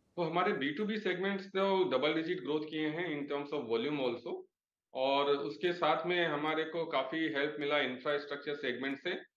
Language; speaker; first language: Hindi; native; Hindi